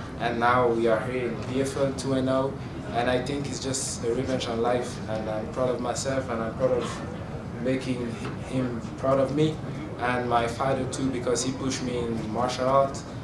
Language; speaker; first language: English; non-native, fluent; French